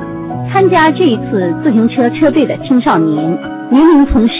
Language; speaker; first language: Chinese; native; Chinese